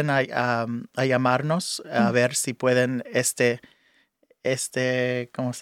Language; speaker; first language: Spanish; early bilingual, heritage; English